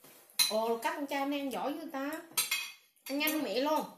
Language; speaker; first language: Russian; non-native, learner; Vietnamese